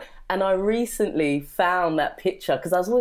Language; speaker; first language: English; native; English